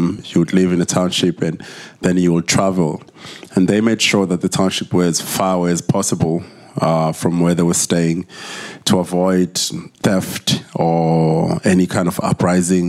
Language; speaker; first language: English; non-native, local second language; Zulu